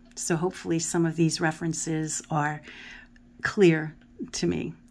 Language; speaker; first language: English; native; English